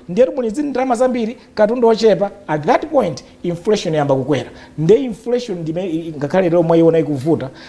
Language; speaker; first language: Nyanja; native; Nyanja